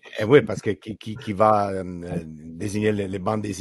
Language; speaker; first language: French; non-native, learner; Italian